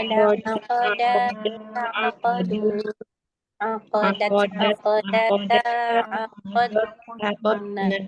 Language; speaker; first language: Arabic; non-native, learner; Indonesian